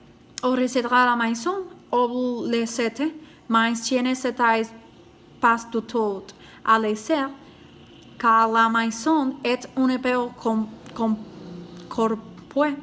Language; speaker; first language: French; non-native, learner; Spanish